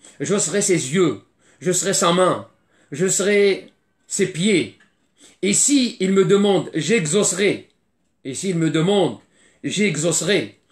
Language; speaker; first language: French; non-native, fluent; Arabic